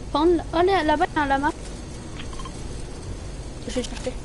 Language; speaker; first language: French; native; French